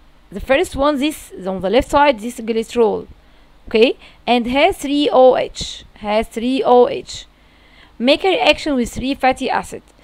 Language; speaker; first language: English; non-native, fluent; Arabic